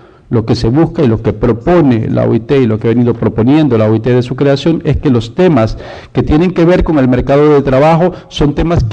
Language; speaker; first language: Spanish; native; Spanish